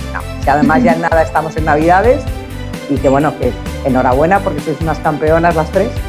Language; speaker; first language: Spanish; native; Spanish